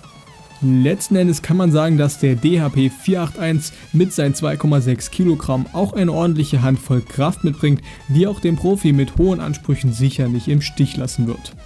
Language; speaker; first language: German; native; German